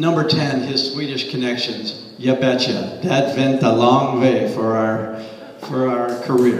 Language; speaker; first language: English; native; English